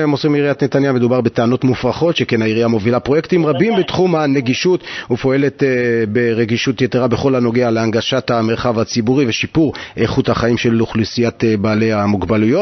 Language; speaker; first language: Hebrew; native; Hebrew